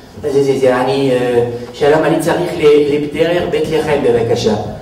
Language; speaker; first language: Hebrew; non-native, fluent; French